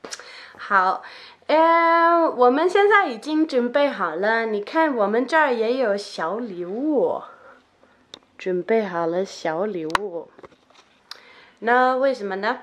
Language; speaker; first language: Chinese; non-native, fluent; Danish